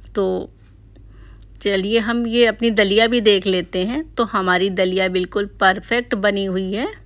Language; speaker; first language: Hindi; native; Hindi